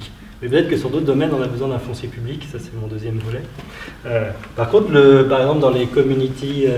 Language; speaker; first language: French; native; French